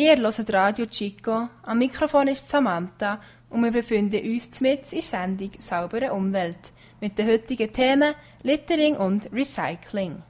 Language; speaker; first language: German; native; German